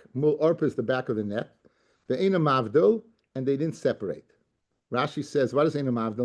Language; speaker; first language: English; native; English